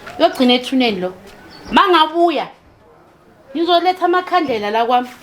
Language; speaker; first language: Zulu; native; Zulu